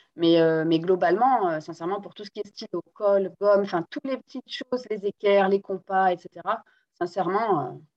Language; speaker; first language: French; non-native, local second language; Guadeloupean Creole French